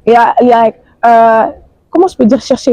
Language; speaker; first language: French; native; French